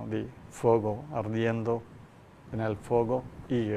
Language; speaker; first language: Spanish; non-native, learner; Malayalam